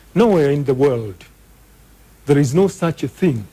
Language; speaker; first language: English; non-native, local second language; Swahili